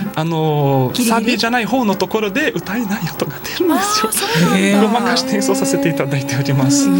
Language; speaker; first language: Japanese; non-native, fluent; Portuguese